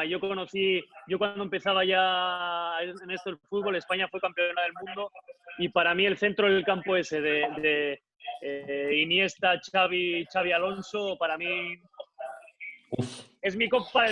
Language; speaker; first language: Spanish; native; Spanish